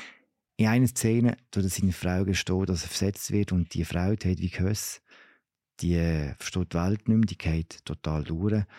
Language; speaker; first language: German; native; German